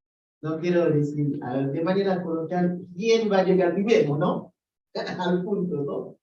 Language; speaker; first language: Spanish; non-native, fluent; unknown